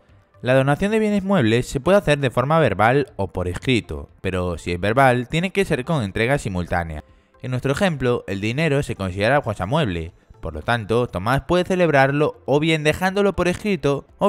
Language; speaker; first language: Spanish; native; Spanish